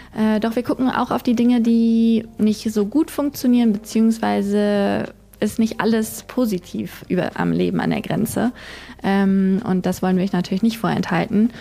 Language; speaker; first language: German; native; German